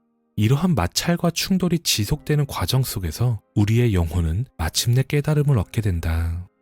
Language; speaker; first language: Korean; native; Korean